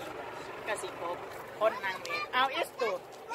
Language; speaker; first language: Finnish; non-native, learner; Thai